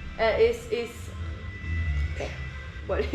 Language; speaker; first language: English; non-native, learner; Spanish